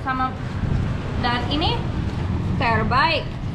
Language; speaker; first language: Indonesian; non-native, learner; English